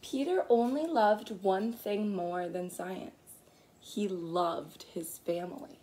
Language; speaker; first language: English; native; English